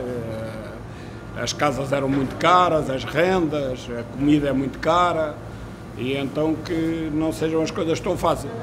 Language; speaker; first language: Portuguese; native; Portuguese